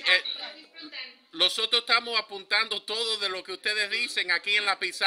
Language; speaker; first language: Spanish; early bilingual, heritage; Spanish